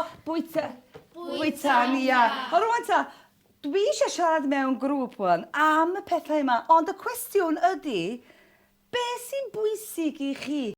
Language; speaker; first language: Welsh; native; Welsh